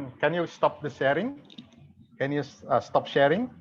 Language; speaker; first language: English; non-native, fluent; Indonesian